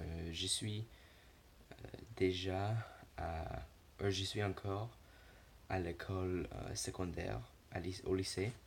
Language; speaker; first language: French; non-native, learner; English